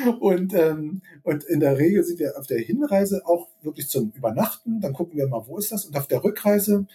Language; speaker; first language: German; native; German